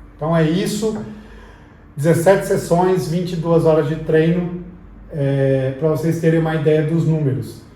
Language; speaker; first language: Portuguese; native; Portuguese